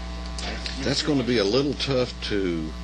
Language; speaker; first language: English; native; English